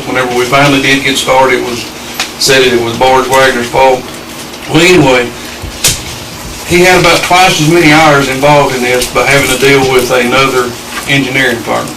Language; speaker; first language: English; native; English